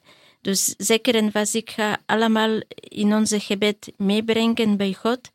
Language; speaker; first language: Dutch; non-native, learner; Polish